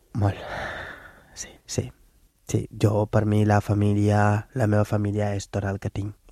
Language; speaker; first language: Catalan; non-native, fluent; Wolof